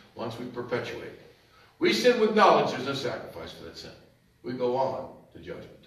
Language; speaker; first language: English; native; English